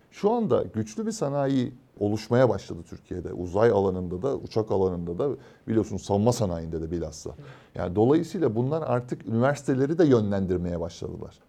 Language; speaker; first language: Turkish; native; Turkish